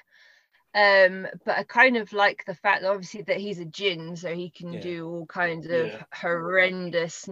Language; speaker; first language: English; native; English